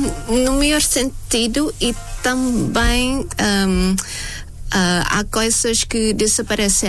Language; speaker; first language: Portuguese; non-native, fluent; Thai